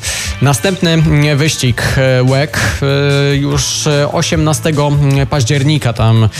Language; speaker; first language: Polish; native; Polish